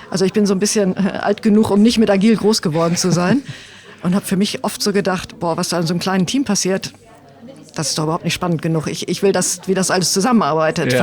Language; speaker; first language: German; native; German